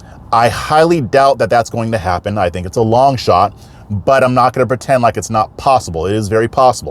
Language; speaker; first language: English; native; English